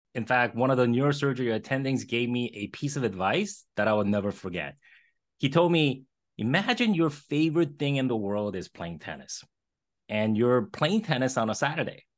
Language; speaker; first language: English; early bilingual, other home language; Korean